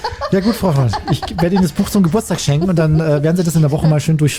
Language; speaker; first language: German; native; German